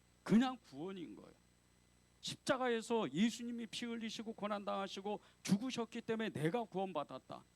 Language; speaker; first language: Korean; native; Korean